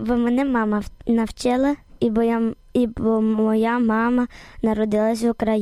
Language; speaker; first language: Ukrainian; early bilingual, heritage; Ukrainian